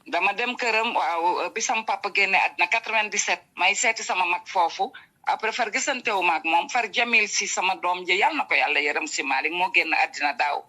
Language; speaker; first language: Wolof; native; Wolof